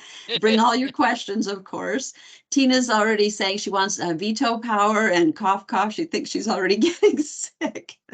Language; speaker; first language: English; native; English